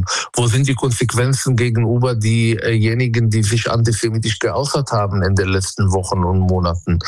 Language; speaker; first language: German; non-native, fluent; Arabic